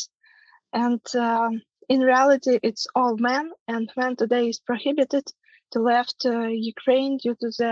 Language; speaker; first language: English; non-native, fluent; Ukrainian